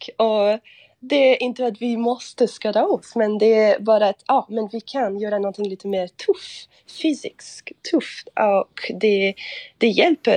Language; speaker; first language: Swedish; non-native, fluent; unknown